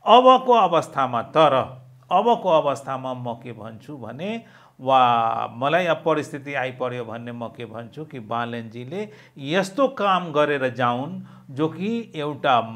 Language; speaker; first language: Nepali; non-native, local second language; Maithili